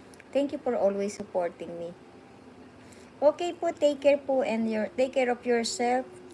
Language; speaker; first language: English; non-native, local second language; Filipino